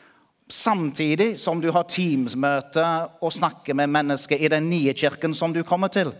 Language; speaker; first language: Norwegian; non-native, fluent; English